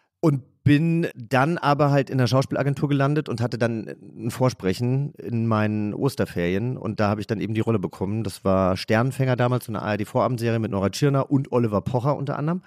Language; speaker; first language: German; native; German